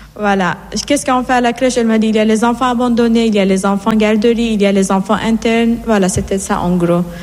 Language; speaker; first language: French; non-native, fluent; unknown